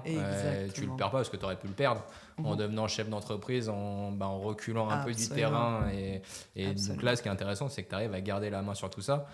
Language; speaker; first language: French; native; French